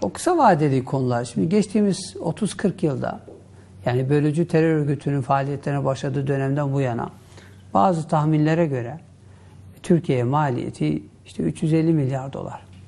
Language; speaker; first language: Turkish; non-native, local second language; Kurdish